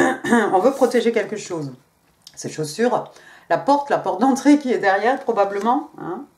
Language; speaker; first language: French; native; French